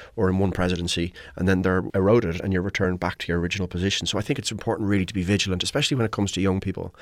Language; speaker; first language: English; native; English